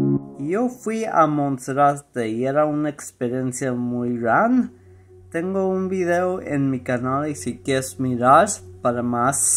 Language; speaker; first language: Spanish; non-native, learner; English